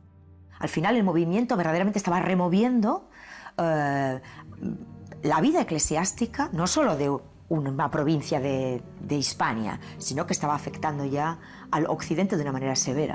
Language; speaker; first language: Spanish; native; Spanish